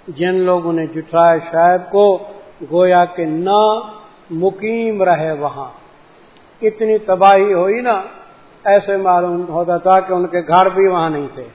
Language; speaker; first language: Urdu; non-native, local second language; Sindhi